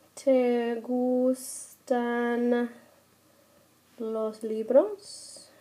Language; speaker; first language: Spanish; non-native, fluent; English